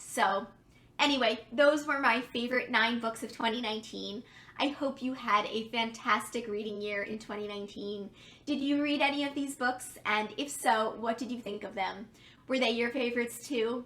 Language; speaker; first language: English; native; English